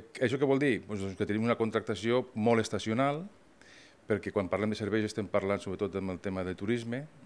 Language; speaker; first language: Catalan; native; Catalan